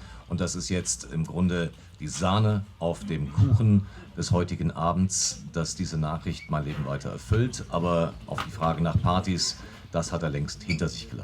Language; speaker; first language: German; native; German